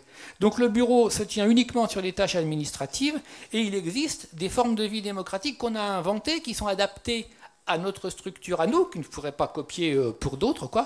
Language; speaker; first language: French; native; French